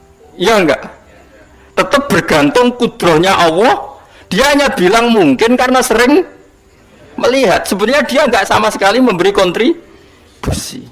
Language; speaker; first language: Indonesian; non-native, local second language; Javanese